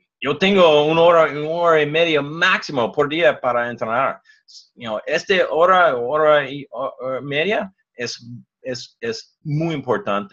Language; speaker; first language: Spanish; non-native, learner; English